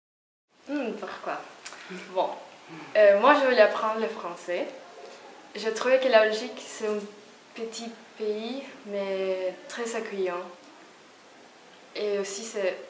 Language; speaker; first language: French; non-native, fluent; Spanish